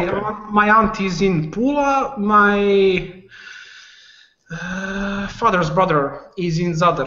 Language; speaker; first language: English; non-native, fluent; Serbian